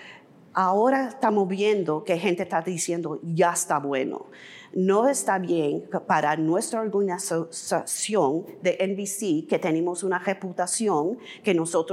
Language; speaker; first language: Spanish; early bilingual, heritage; English